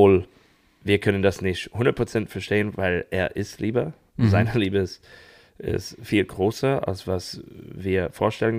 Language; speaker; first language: German; non-native, fluent; English